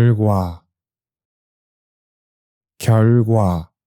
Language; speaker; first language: Korean; native; Korean